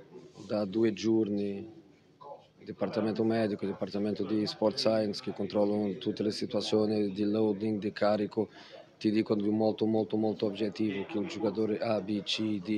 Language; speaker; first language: Italian; non-native, fluent; Portuguese